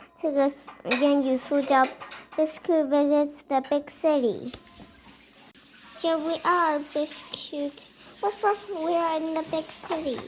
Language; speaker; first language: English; early bilingual, heritage; Chinese